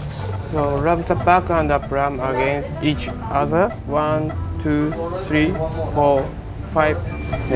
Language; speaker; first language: English; non-native, learner; Japanese